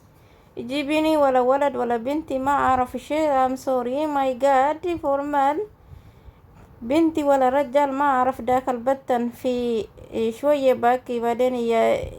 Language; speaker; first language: Arabic; non-native, learner; Oromo